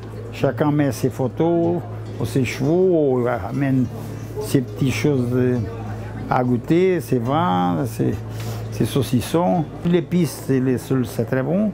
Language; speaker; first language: French; non-native, fluent; Portuguese